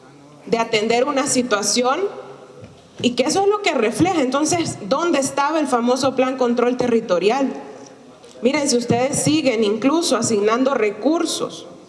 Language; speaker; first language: Spanish; native; Spanish